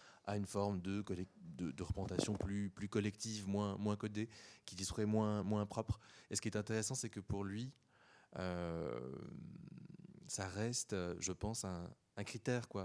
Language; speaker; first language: French; native; French